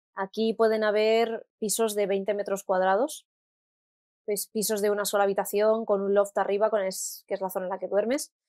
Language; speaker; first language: Spanish; native; Spanish